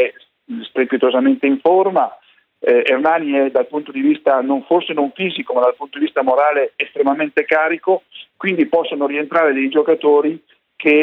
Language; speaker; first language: Italian; native; Italian